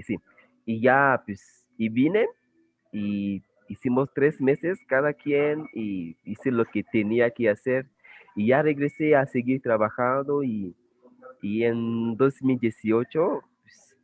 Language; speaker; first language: Spanish; non-native, fluent; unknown